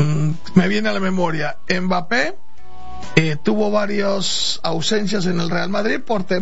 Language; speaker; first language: Spanish; native; Spanish